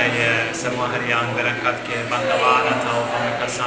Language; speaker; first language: Indonesian; non-native, learner; Bosnian